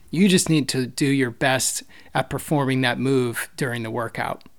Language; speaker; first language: English; native; English